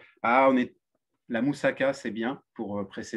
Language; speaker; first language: French; native; French